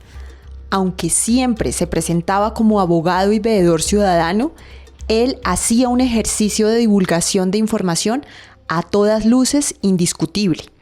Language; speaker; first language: Spanish; native; Spanish